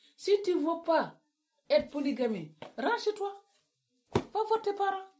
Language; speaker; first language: French; non-native, local second language; Wolof